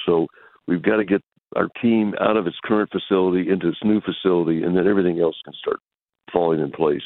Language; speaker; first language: English; native; English